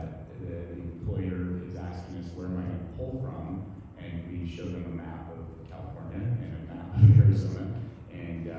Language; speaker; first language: English; native; English